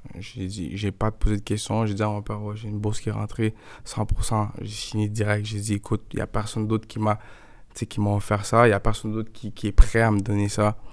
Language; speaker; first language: French; native; French